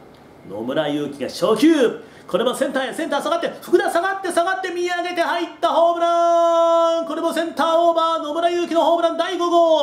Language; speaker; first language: Japanese; native; Japanese